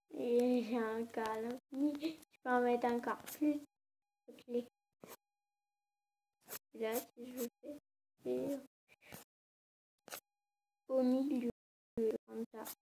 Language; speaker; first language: French; native; French